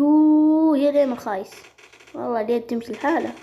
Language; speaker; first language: Arabic; native; Arabic